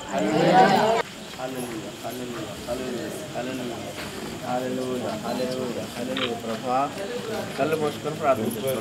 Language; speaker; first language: Telugu; native; Telugu